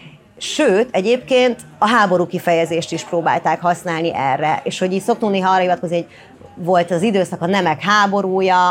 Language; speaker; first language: Hungarian; native; Hungarian